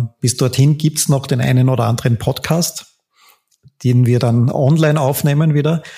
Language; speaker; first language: German; native; German